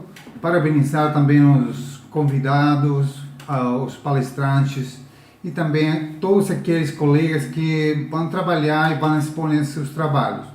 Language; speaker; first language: Portuguese; non-native, learner; Spanish